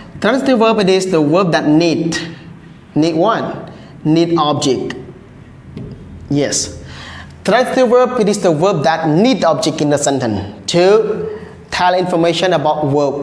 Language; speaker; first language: English; non-native, learner; Khmer